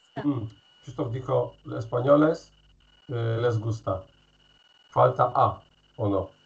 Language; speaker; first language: Spanish; non-native, fluent; Polish